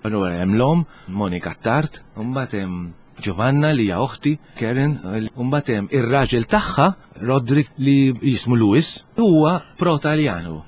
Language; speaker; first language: Maltese; early bilingual, heritage; Italian